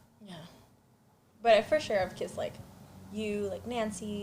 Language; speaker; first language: English; native; English